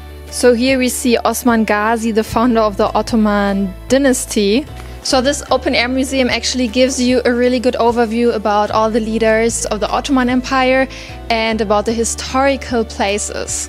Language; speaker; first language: English; non-native, fluent; German